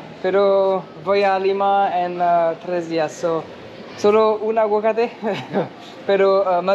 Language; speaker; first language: Spanish; non-native, learner; French